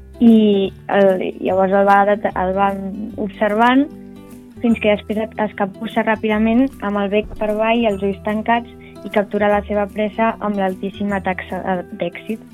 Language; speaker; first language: Catalan; native; Catalan